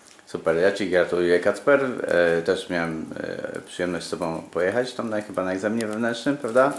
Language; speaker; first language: Polish; native; Polish